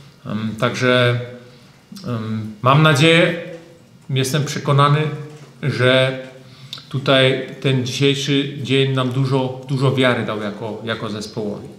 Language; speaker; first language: Polish; early bilingual, heritage; German